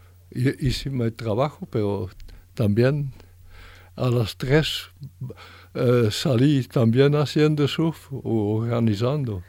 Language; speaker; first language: Spanish; non-native, fluent; French